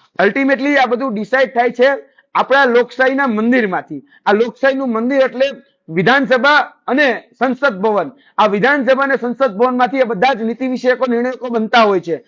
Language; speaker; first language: Gujarati; native; Gujarati